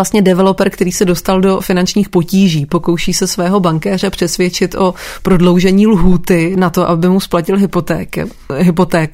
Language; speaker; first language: Czech; native; Czech